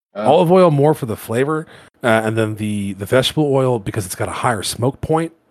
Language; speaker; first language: English; native; English